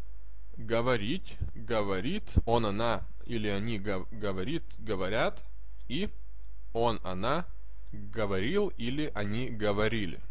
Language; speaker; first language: Russian; non-native, fluent; Lithuanian